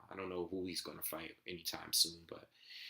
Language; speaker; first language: English; native; English